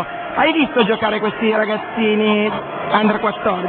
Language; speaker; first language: Italian; native; Italian